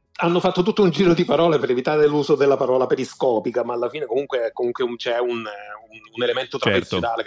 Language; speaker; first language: Italian; native; Italian